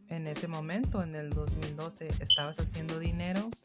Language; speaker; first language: Spanish; non-native, fluent; English